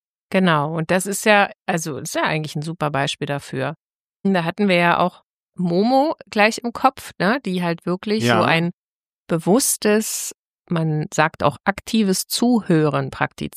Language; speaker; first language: German; native; German